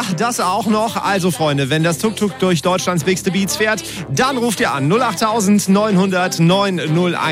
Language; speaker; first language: German; native; German